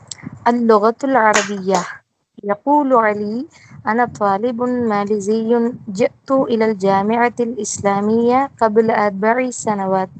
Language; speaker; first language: Arabic; non-native, learner; Tamil